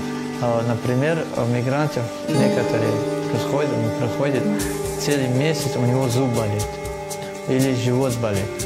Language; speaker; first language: Russian; non-native, local second language; Tajik